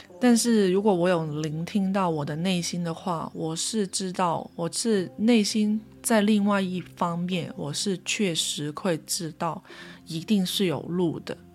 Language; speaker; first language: Chinese; non-native, local second language; Cantonese